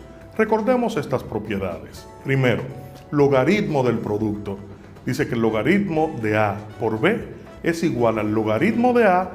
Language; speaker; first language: Spanish; native; Spanish